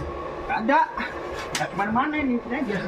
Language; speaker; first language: Indonesian; native; Indonesian